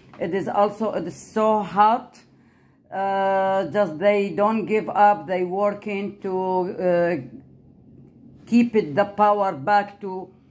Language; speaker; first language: English; non-native, learner; Arabic